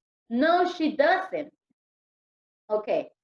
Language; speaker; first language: English; non-native, learner; Spanish